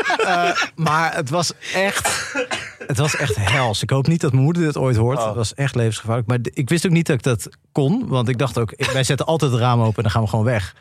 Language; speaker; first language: Dutch; native; Dutch